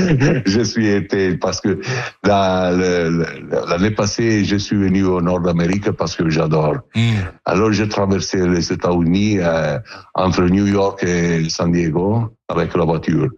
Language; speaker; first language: French; non-native, fluent; Italian